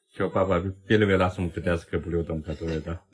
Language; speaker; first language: Russian; non-native, learner; Chinese